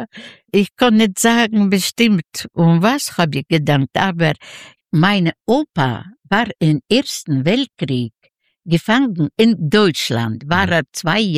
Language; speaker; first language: German; non-native, learner; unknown